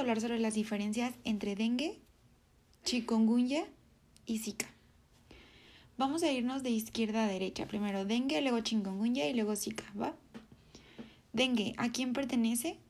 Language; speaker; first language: Spanish; native; Spanish